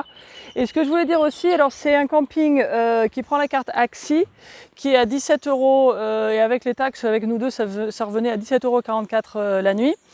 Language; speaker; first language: French; native; French